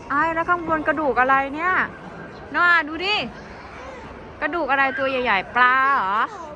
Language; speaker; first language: Thai; native; Thai